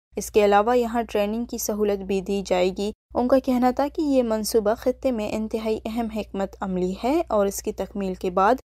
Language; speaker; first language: Urdu; non-native, local second language; Baluchi